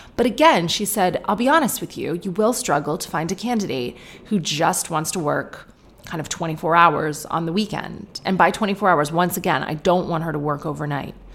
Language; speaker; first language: English; native; English